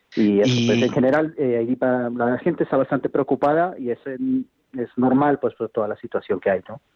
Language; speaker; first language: Spanish; native; Spanish